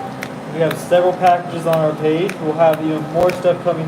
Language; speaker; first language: English; native; English